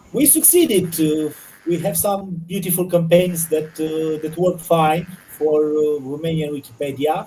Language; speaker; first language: English; non-native, learner; Romanian